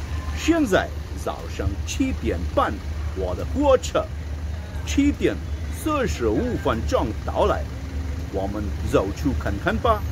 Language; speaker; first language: Chinese; non-native, learner; Hindi